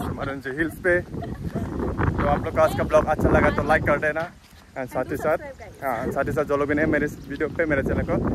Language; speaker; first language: Hindi; non-native, local second language; Bodo